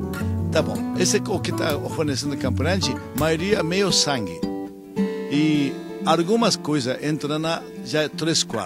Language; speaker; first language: Portuguese; non-native, learner; Japanese